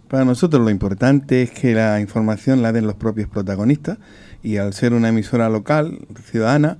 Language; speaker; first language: Spanish; native; Spanish